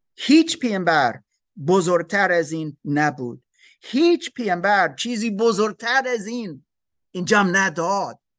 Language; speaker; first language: Persian; non-native, learner; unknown